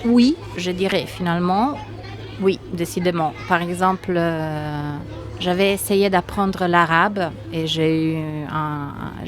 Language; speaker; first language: French; non-native, fluent; Italian